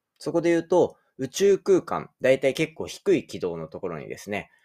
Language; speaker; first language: Japanese; native; Japanese